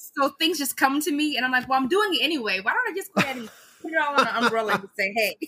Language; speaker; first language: English; native; English